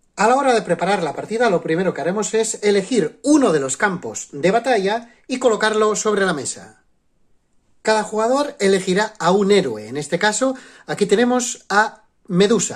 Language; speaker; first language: Spanish; native; Spanish